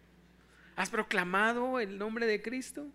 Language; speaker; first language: Spanish; native; Spanish